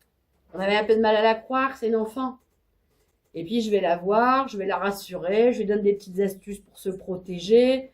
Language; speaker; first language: French; native; French